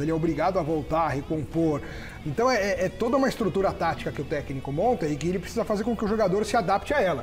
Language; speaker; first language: Portuguese; native; Portuguese